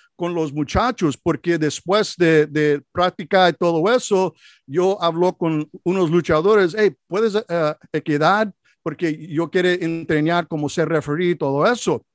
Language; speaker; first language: Spanish; non-native, learner; English